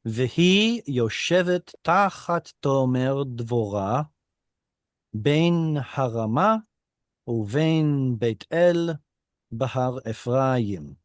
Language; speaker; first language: Hebrew; non-native, fluent; English